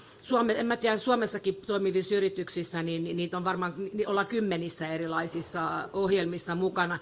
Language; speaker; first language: Finnish; native; Finnish